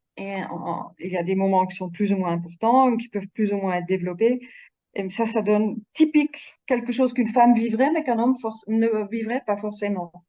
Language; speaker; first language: French; non-native, fluent; Dutch